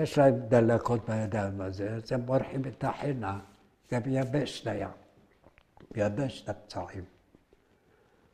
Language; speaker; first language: Hebrew; early bilingual, other home language; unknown